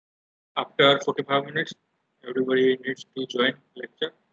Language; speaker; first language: English; non-native, local second language; Gujarati